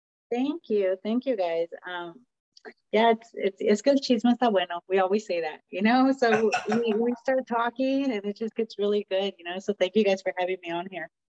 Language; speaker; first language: English; early bilingual, other home language; Spanish